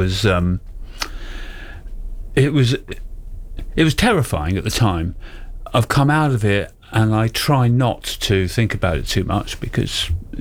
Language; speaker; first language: English; native; English